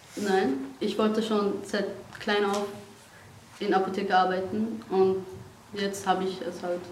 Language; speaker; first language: German; non-native, fluent; Persian